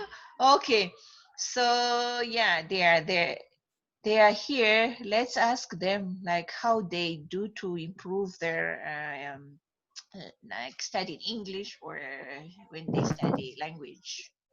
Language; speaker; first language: English; non-native, fluent; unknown